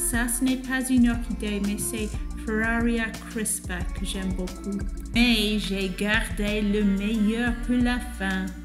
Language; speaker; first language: French; non-native, fluent; English